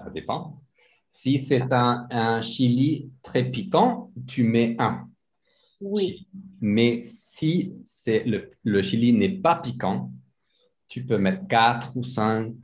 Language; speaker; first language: French; non-native, fluent; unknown